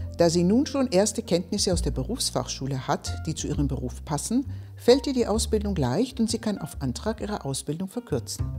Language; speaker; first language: German; non-native, fluent; Greek